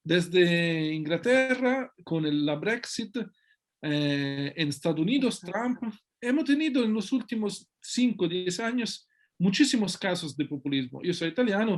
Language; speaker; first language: Spanish; non-native, fluent; Italian